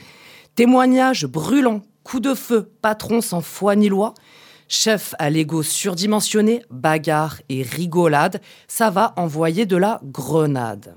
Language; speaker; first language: French; native; French